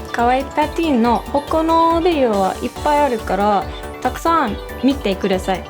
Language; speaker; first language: Japanese; non-native, learner; English